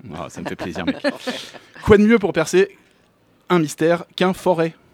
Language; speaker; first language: French; native; French